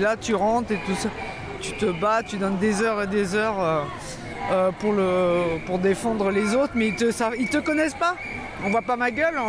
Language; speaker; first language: French; native; French